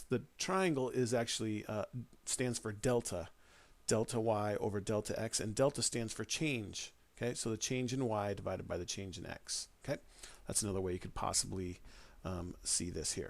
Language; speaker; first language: English; native; English